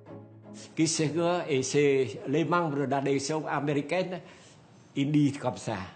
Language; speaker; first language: French; non-native, learner; Vietnamese